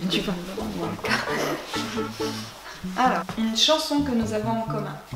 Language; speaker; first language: French; native; French